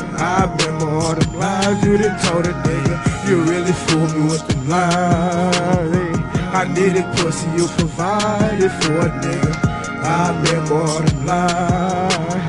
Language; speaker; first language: English; native; English